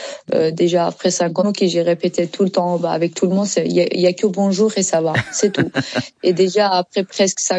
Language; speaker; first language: French; non-native, learner; Persian